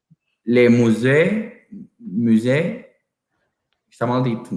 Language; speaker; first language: French; non-native, learner; Portuguese